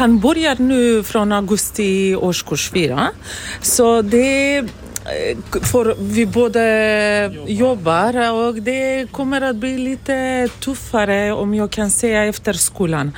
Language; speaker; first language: Swedish; non-native, fluent; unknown